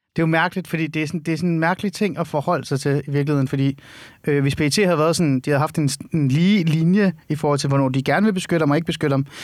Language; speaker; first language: Danish; early bilingual, other home language; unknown